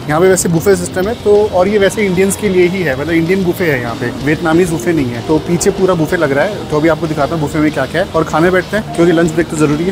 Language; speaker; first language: Hindi; native; Hindi